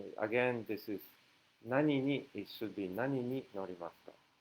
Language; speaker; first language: English; non-native, fluent; Japanese